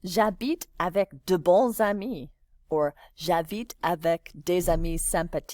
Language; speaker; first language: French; non-native, fluent; English